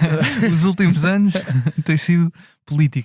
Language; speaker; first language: Portuguese; native; Portuguese